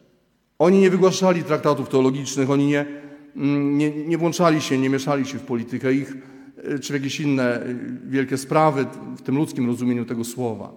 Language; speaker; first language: Polish; native; Polish